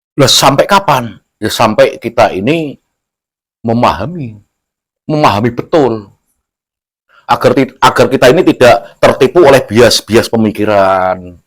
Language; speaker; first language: Indonesian; non-native, local second language; Javanese